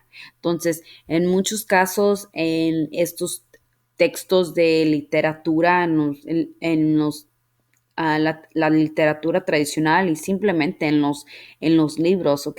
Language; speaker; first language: Spanish; early bilingual, heritage; Spanish